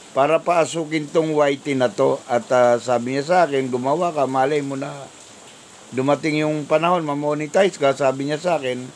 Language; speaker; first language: Filipino; non-native, local second language; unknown